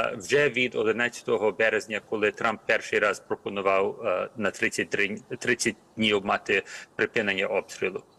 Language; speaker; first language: Ukrainian; early bilingual, heritage; Ukrainian